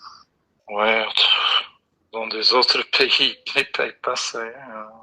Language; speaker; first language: French; non-native, fluent; Dutch